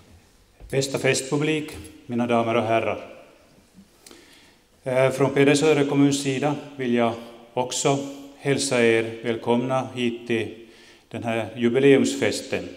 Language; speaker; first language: Swedish; native; Swedish